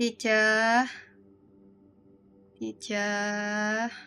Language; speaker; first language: English; non-native, learner; Vietnamese